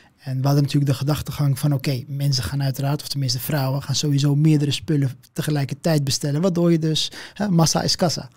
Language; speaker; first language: Dutch; early bilingual, other home language; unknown